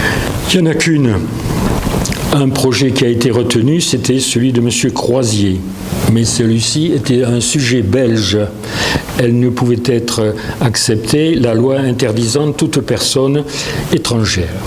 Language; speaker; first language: French; native; French